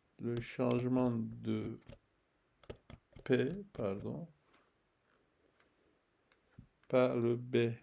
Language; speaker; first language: French; non-native, fluent; Turkish